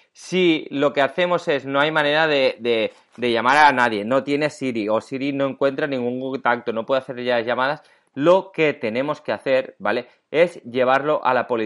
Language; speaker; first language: Spanish; native; Spanish